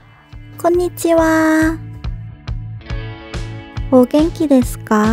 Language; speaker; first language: Japanese; non-native, learner; Korean